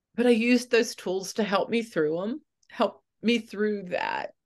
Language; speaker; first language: English; native; English